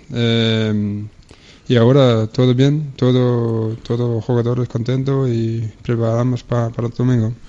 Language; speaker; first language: Spanish; non-native, learner; Danish